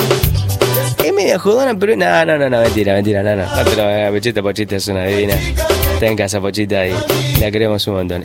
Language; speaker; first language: Spanish; native; Spanish